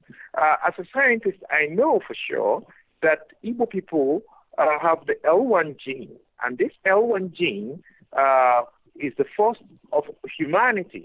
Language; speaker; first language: English; non-native, local second language; Igbo